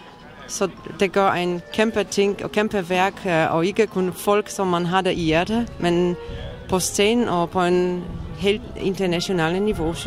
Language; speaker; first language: Danish; non-native, learner; Polish